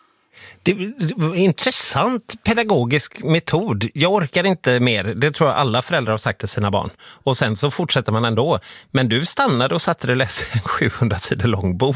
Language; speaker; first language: Swedish; native; Swedish